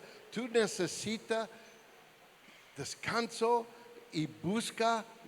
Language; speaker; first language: Spanish; non-native, learner; English